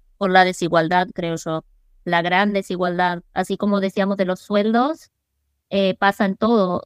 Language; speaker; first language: Spanish; early bilingual, other home language; English